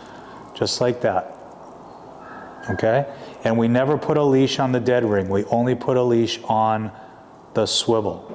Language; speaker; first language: English; native; English